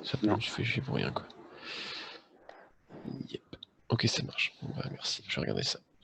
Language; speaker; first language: French; native; French